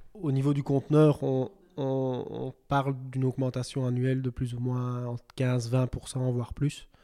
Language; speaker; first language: French; native; French